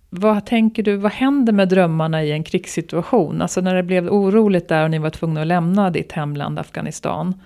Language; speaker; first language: Swedish; native; Swedish